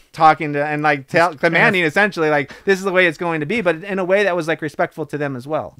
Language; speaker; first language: English; native; English